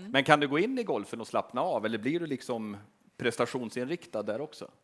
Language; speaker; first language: Swedish; native; Swedish